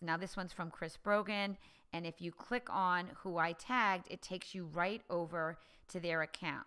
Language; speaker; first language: English; native; English